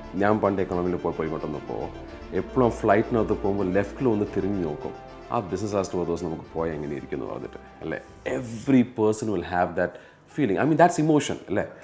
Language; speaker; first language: Malayalam; early bilingual, other home language; Tamil